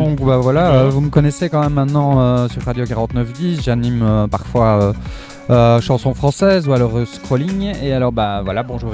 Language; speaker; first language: French; native; French